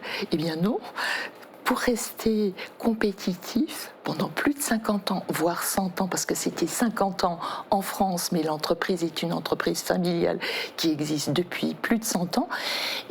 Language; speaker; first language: French; native; French